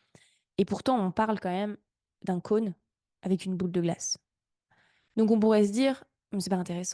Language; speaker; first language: French; native; French